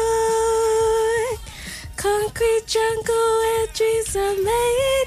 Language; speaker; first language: English; non-native, local second language; Akan